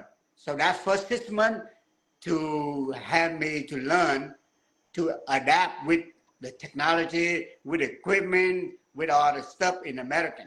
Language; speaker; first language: English; non-native, learner; Vietnamese